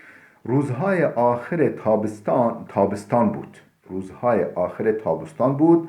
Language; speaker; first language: Persian; non-native, fluent; Turkish